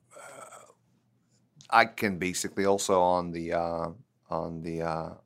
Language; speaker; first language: English; non-native, fluent; Turkish